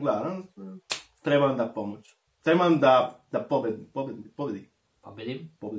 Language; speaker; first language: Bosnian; non-native, learner; Spanish